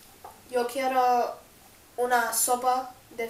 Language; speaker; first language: Spanish; non-native, learner; English